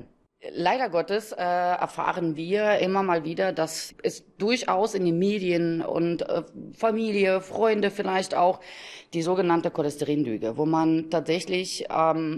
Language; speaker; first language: German; native; German